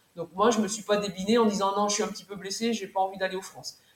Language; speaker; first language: French; native; French